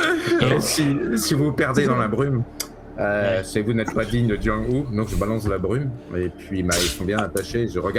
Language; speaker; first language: French; native; French